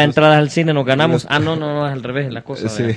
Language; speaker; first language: Spanish; native; Spanish